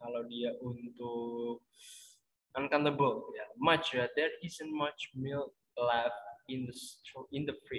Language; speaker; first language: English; non-native, fluent; Indonesian